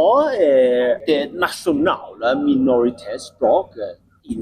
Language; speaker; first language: Norwegian; non-native, learner; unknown